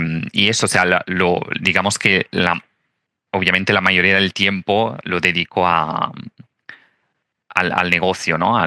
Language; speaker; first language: Spanish; non-native, fluent; Italian